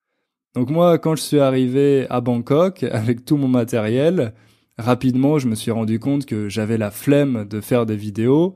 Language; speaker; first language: French; native; French